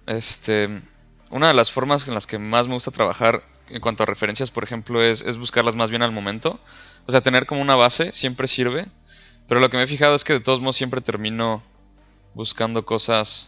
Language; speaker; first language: Spanish; native; Spanish